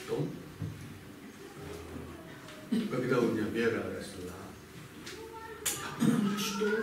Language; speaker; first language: Russian; non-native, learner; Korean